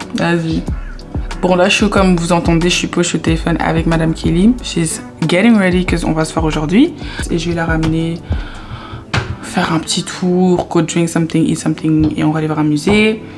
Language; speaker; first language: French; native; French